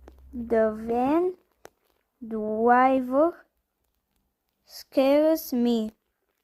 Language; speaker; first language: English; non-native, learner; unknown